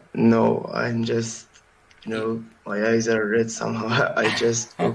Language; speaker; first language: English; non-native, learner; Persian